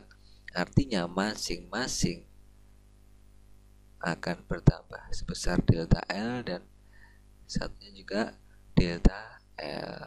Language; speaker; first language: Indonesian; native; Indonesian